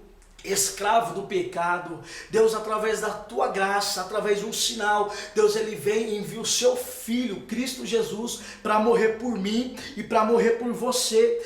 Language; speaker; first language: Portuguese; native; Portuguese